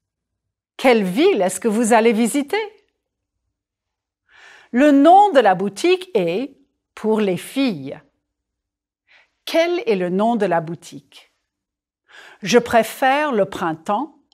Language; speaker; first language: French; non-native, fluent; English